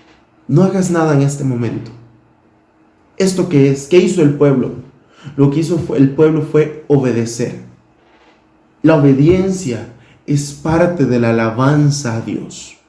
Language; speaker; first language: Spanish; native; Spanish